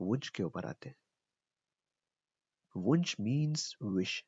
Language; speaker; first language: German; non-native, fluent; Urdu